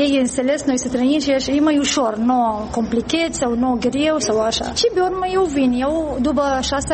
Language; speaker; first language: Romanian; non-native, learner; Arabic